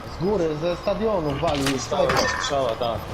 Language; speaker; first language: Polish; native; Polish